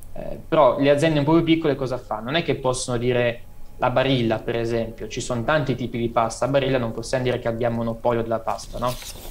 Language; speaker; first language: Italian; native; Italian